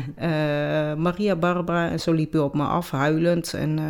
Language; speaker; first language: Dutch; native; Dutch